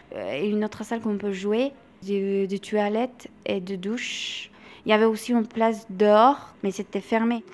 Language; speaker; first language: French; non-native, fluent; Albanian